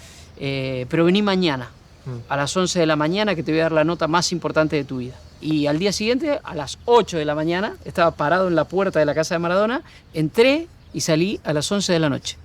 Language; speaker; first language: Spanish; native; Spanish